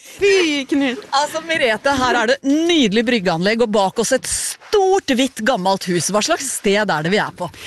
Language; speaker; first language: Norwegian; native; Norwegian